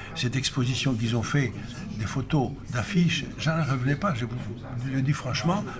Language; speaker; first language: French; non-native, fluent; Greek